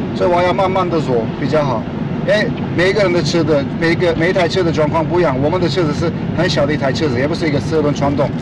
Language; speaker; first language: Chinese; non-native, fluent; Turkish